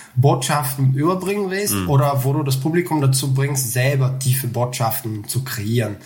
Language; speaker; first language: German; non-native, fluent; Bulgarian